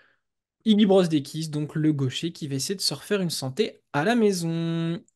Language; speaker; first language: French; native; French